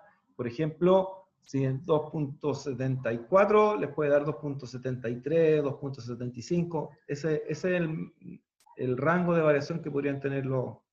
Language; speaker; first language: Spanish; native; Spanish